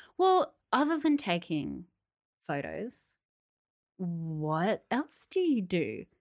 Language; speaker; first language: English; native; English